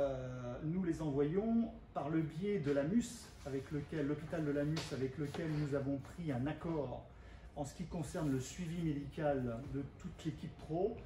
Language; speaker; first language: French; native; French